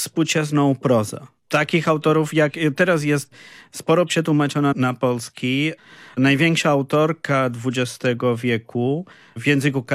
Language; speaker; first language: Polish; non-native, fluent; Spanish